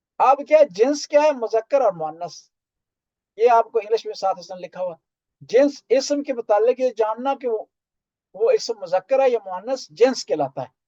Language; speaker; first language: Urdu; non-native, local second language; Punjabi